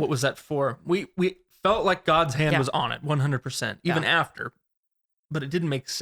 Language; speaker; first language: English; native; English